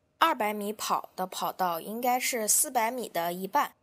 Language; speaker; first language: Chinese; native; Chinese